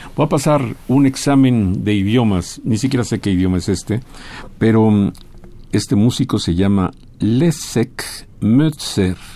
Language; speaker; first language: Spanish; native; Spanish